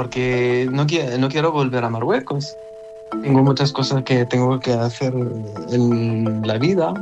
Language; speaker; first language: Spanish; non-native, learner; Arabic